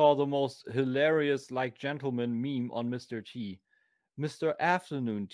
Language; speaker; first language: English; non-native, fluent; German